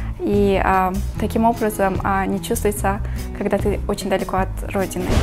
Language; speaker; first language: Russian; non-native, local second language; Tajik